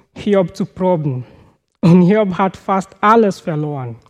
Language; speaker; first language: German; non-native, fluent; Swahili